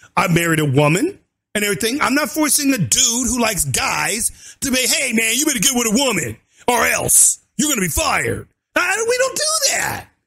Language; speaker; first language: English; native; English